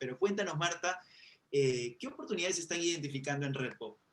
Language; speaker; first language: Spanish; native; Spanish